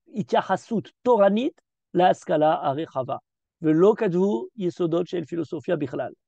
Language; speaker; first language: Hebrew; early bilingual, heritage; French